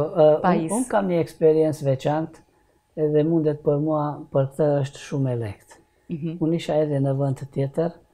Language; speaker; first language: Albanian; non-native, learner; Hungarian